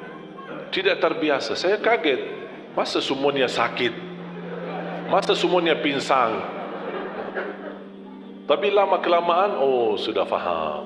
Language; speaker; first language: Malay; non-native, fluent; Arabic